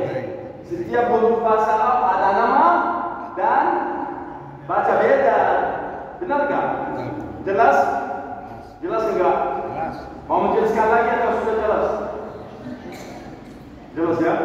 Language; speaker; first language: Indonesian; non-native, learner; Arabic